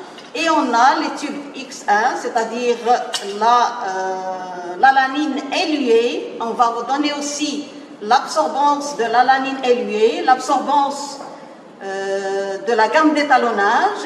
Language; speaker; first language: French; non-native, local second language; Arabic